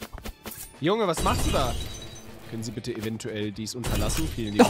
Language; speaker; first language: German; native; German